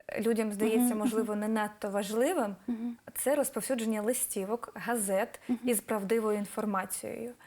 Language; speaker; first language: Ukrainian; native; Ukrainian